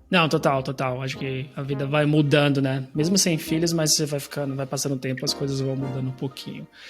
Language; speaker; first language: Portuguese; native; Portuguese